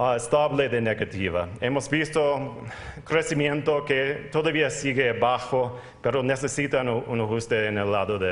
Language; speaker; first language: Spanish; non-native, fluent; English